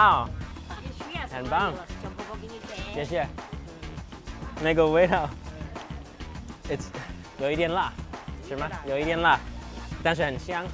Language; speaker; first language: Chinese; non-native, learner; English